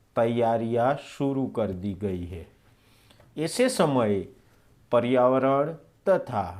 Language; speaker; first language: Hindi; non-native, local second language; Gujarati